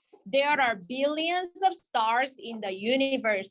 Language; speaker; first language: English; non-native, fluent; Korean